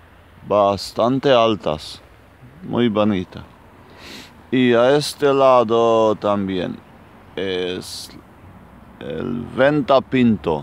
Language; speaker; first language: Spanish; non-native, fluent; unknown